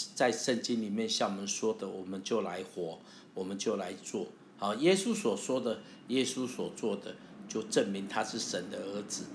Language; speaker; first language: Chinese; native; Chinese